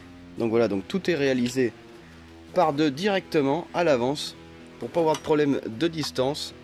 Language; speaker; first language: French; native; French